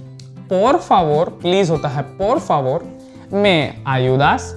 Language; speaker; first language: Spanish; non-native, learner; Hindi